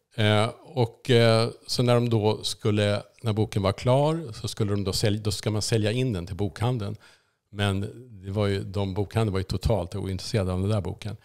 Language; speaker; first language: Swedish; native; Swedish